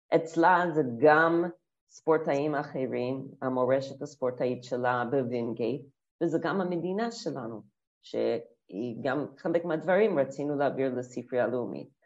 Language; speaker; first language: Hebrew; non-native, fluent; English